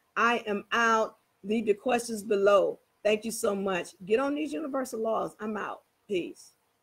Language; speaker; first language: English; native; English